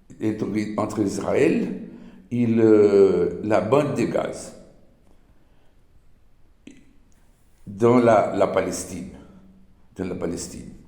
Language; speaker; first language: French; non-native, learner; Portuguese